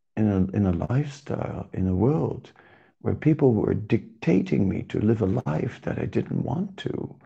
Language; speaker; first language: English; non-native, fluent; Dutch